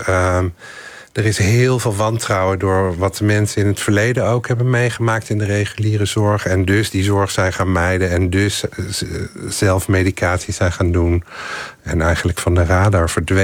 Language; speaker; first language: Dutch; native; Dutch